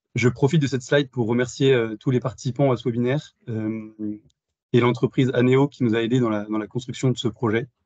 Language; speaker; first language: French; native; French